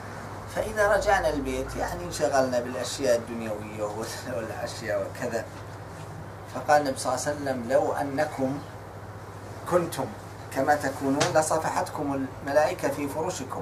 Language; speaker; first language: Arabic; native; Arabic